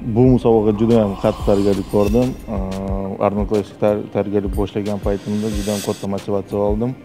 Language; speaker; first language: Uzbek; non-native, local second language; Russian